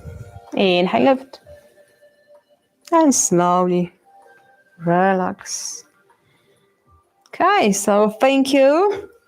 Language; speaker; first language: English; non-native, fluent; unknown